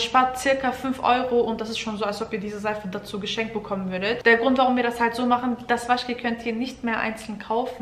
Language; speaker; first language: German; early bilingual, other home language; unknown